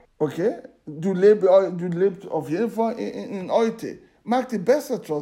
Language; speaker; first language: German; non-native, learner; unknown